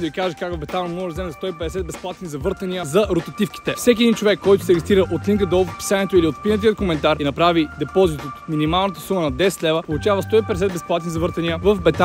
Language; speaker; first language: Bulgarian; native; Bulgarian